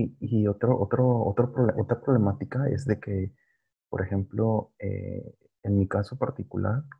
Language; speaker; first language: Spanish; native; Spanish